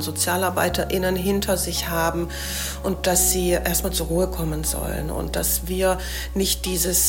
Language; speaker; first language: German; native; German